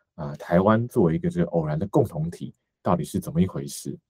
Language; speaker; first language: Chinese; native; Chinese